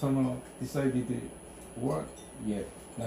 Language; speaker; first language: English; non-native, learner; Korean